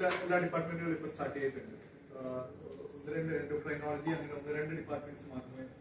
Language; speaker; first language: Malayalam; native; Malayalam